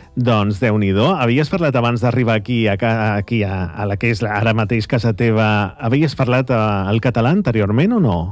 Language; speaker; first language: Catalan; native; Catalan